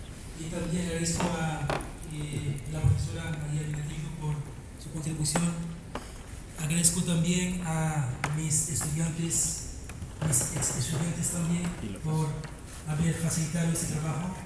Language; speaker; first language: Spanish; non-native, fluent; Haitian Creole